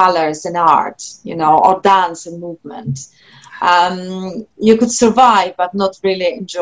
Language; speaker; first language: English; non-native, fluent; Polish